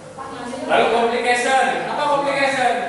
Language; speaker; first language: English; non-native, learner; Indonesian